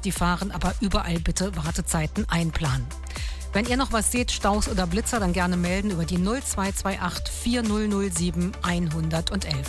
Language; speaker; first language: German; native; German